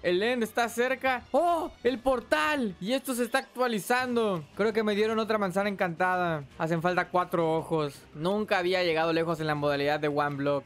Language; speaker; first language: Spanish; native; Spanish